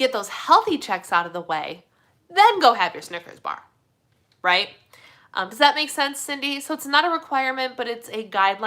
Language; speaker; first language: English; native; English